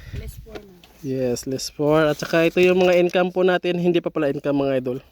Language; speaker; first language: Filipino; native; Filipino